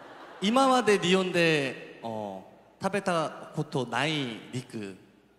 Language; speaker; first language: Japanese; non-native, fluent; Korean